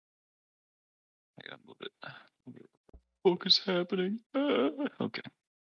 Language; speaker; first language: English; native; English